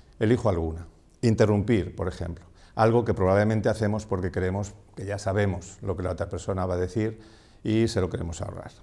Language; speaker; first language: Spanish; non-native, local second language; Catalan